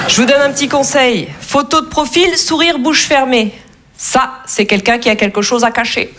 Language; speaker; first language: French; native; French